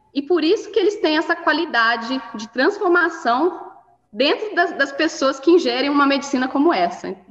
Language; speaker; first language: Portuguese; native; Portuguese